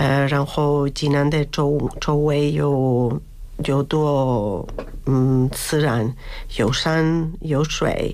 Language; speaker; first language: Chinese; non-native, fluent; Spanish